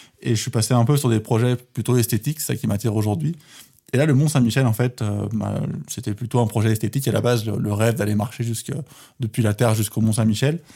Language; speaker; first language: French; native; French